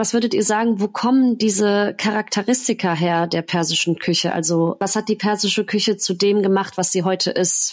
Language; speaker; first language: German; early bilingual, other home language; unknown